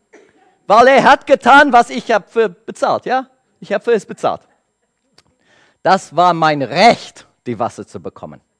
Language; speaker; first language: German; non-native, learner; English